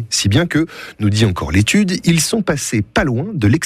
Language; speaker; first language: French; native; French